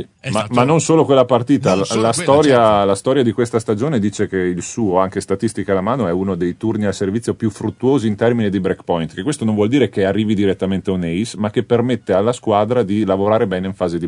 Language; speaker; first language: Italian; native; Italian